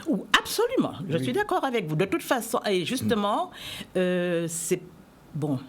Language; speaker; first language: French; native; French